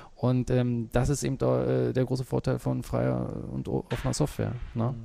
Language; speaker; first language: German; native; German